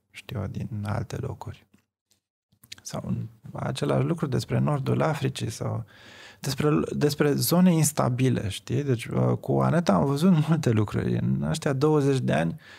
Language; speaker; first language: Romanian; native; Romanian